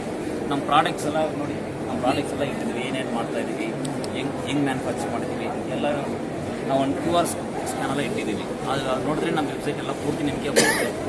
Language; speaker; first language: Kannada; non-native, learner; Tamil